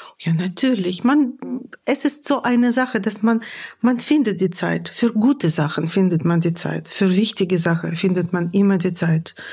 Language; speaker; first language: German; non-native, fluent; Russian